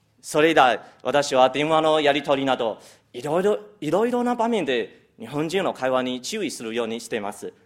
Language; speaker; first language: Japanese; non-native, fluent; Chinese